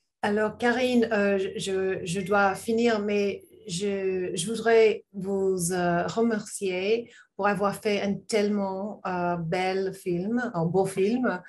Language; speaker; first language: French; non-native, learner; English